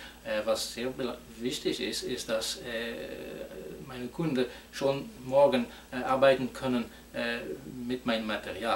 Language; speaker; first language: German; non-native, fluent; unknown